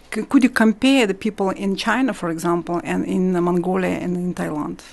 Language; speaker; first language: English; non-native, learner; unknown